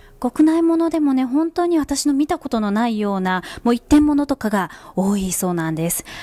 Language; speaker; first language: Japanese; native; Japanese